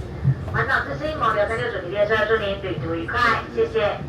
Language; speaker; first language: Chinese; native; Chinese